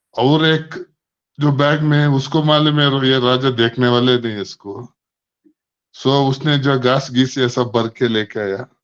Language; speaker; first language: Hindi; non-native, local second language; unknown